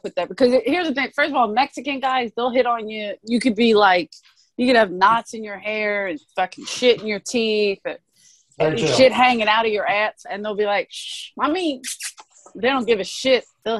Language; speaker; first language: English; native; English